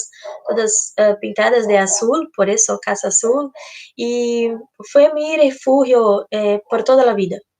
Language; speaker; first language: Spanish; non-native, fluent; Portuguese